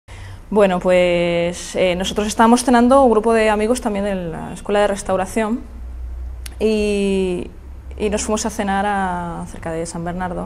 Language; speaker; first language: Spanish; native; Spanish